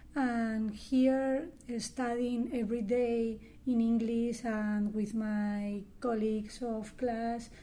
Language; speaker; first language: English; non-native, learner; Spanish